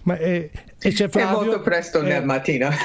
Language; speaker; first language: Italian; non-native, learner; English